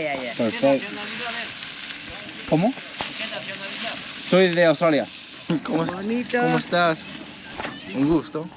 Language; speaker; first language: Spanish; non-native, learner; English